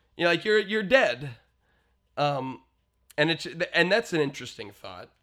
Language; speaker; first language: English; native; English